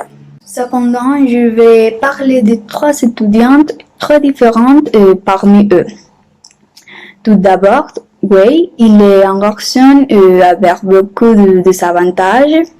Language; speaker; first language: French; non-native, learner; Spanish